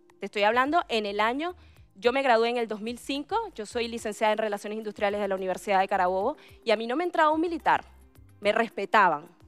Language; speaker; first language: Spanish; native; Spanish